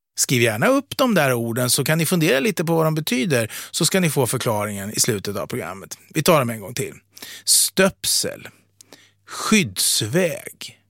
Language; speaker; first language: Swedish; native; Swedish